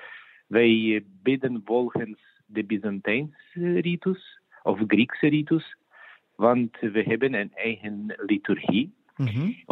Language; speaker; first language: Dutch; non-native, fluent; Ukrainian